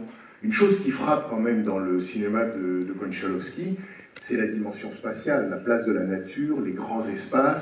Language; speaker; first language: French; native; French